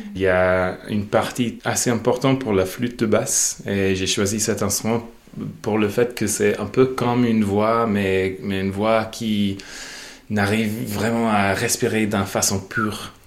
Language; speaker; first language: French; non-native, fluent; English